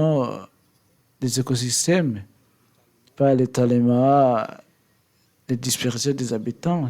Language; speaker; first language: French; non-native, learner; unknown